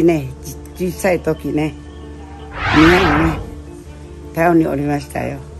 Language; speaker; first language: Japanese; non-native, local second language; Chinese